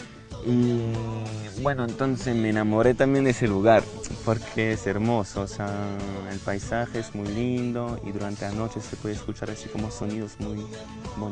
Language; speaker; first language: Spanish; non-native, fluent; French